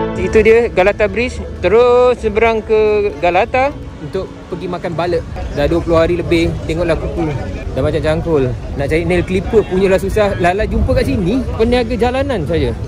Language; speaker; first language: Malay; native; Malay